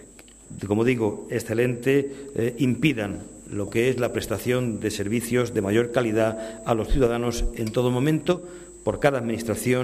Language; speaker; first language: Spanish; native; Spanish